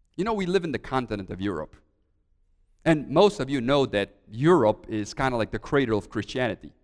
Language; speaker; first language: English; early bilingual, other home language; Romanian